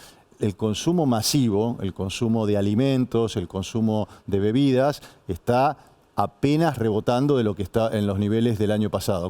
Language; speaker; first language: Spanish; native; Spanish